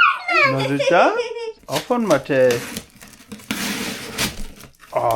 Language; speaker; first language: German; native; German